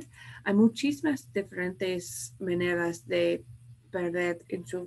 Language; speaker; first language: Spanish; non-native, fluent; English